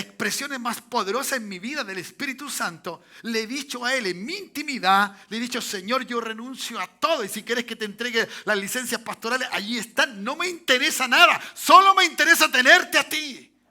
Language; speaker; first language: Spanish; native; Spanish